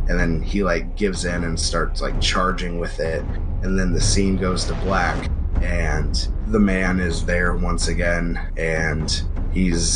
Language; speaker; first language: English; native; English